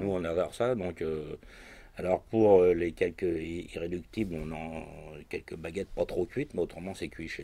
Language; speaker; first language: French; native; French